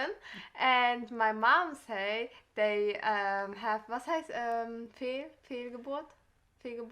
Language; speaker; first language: English; non-native, learner; German